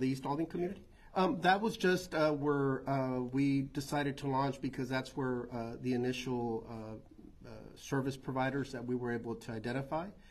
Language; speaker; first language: English; early bilingual, other home language; Spanish